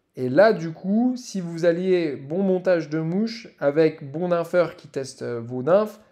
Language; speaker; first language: French; native; French